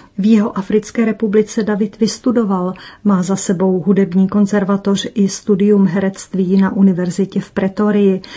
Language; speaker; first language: Czech; native; Czech